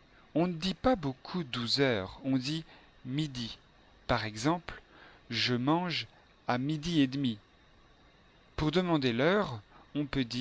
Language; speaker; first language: French; non-native, learner; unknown